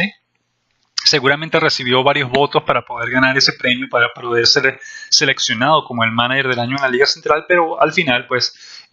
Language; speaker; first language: Spanish; native; Spanish